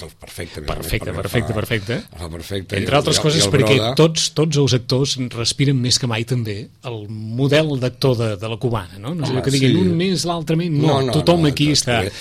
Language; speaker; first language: Catalan; native; Catalan